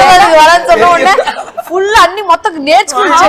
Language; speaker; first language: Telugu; non-native, learner; Tamil